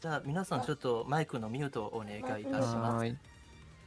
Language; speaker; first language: Japanese; native; Japanese